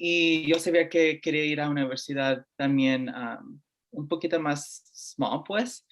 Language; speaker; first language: Spanish; early bilingual, heritage; Spanish